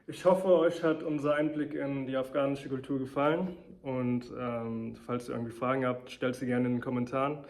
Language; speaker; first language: German; early bilingual, heritage; German